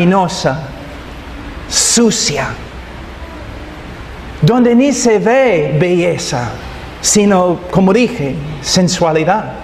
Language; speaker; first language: Spanish; non-native, fluent; English